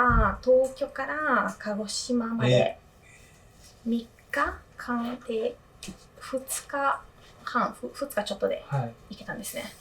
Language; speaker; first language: Japanese; non-native, fluent; Italian